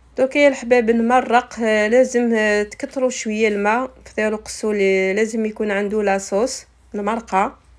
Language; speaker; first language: Arabic; native; Arabic